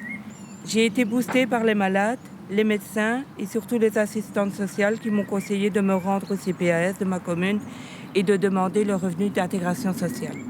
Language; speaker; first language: French; native; French